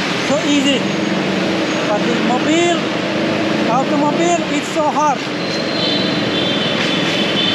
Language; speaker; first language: Indonesian; non-native, learner; Turkish